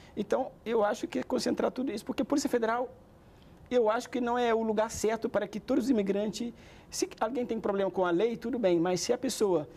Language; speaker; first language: Portuguese; non-native, fluent; Wolof